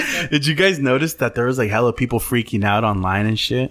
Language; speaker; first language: English; early bilingual, other home language; Spanish